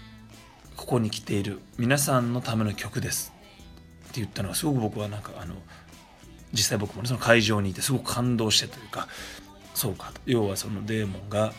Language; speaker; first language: Japanese; native; Japanese